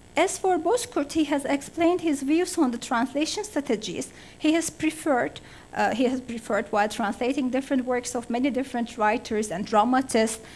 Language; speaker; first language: English; non-native, fluent; Turkish